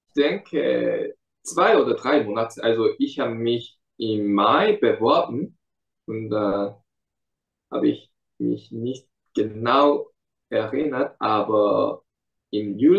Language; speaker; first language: German; non-native, fluent; Korean